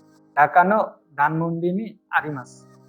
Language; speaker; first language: Japanese; non-native, learner; Bangla